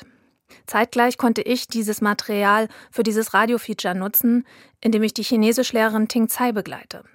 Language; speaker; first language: German; native; German